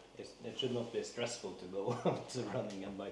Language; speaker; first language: English; non-native, fluent; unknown